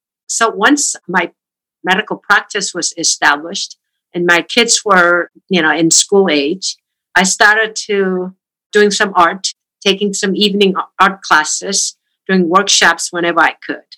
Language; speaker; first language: English; non-native, fluent; Korean